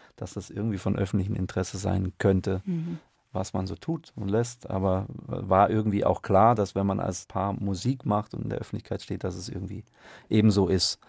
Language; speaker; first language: German; native; German